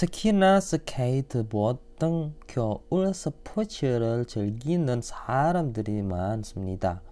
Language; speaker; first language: Korean; non-native, fluent; Indonesian